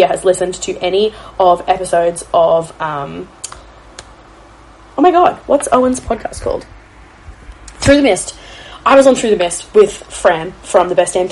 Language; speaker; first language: English; native; English